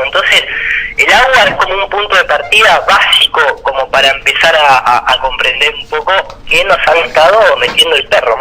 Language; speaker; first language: Spanish; native; Spanish